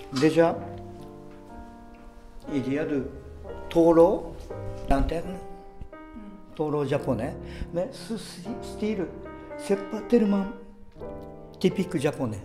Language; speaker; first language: French; non-native, fluent; Japanese